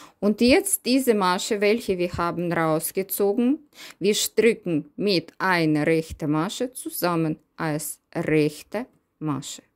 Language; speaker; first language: German; non-native, learner; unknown